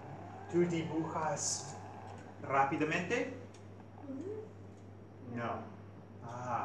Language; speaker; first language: Spanish; non-native, fluent; English